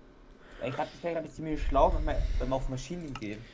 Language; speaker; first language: German; native; German